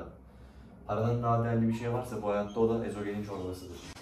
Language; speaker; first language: Turkish; native; Turkish